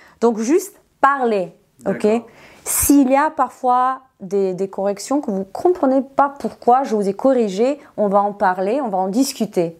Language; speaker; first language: French; non-native, fluent; Serbian